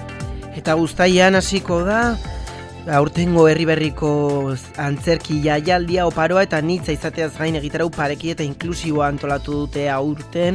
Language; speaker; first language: Basque; native; Basque